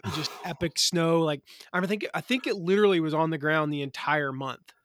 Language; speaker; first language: English; native; English